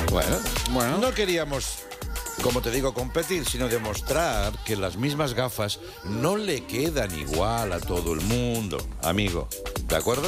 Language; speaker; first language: Spanish; native; Spanish